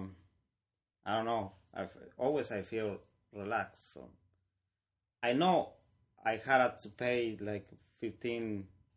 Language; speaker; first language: English; non-native, learner; Spanish